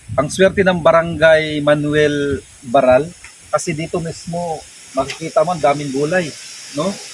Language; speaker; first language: Filipino; non-native, local second language; Bikol